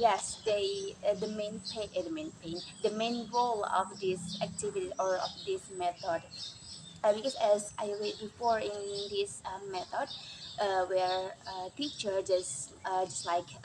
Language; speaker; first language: English; non-native, learner; Indonesian